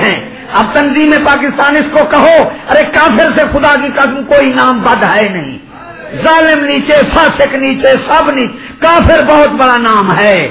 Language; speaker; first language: Urdu; non-native, local second language; Punjabi